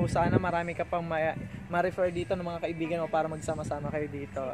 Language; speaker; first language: Filipino; native; Filipino